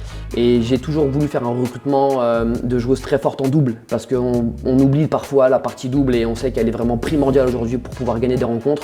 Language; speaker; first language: French; native; French